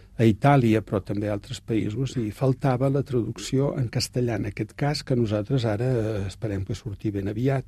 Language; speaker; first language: Catalan; native; Catalan